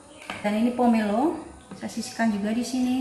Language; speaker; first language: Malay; non-native, local second language; Javanese